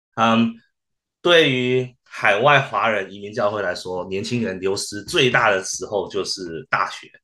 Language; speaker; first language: Chinese; early bilingual, heritage; Chinese